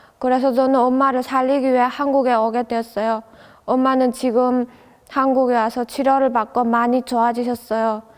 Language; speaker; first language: Korean; native; Korean